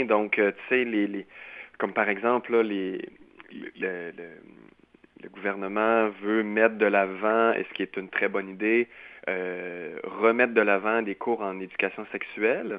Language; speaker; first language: French; native; French